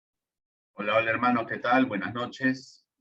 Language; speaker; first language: Spanish; native; Spanish